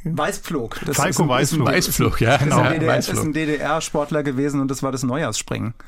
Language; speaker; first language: German; native; German